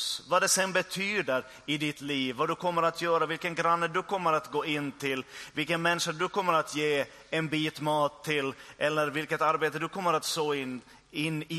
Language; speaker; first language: Swedish; native; Swedish